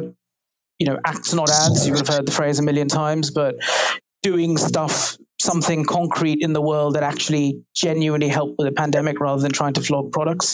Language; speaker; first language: English; native; English